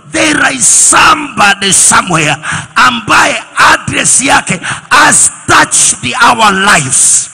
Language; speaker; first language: English; non-native, local second language; Swahili